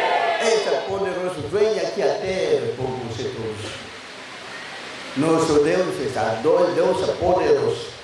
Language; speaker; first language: Portuguese; non-native, learner; Lingala